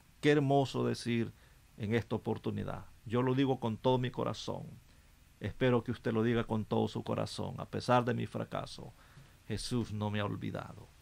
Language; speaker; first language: Spanish; native; Spanish